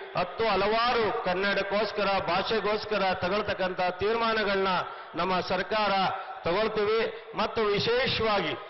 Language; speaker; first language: Kannada; native; Kannada